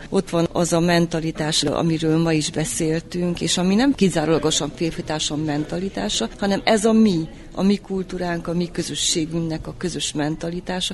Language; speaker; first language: Hungarian; native; Hungarian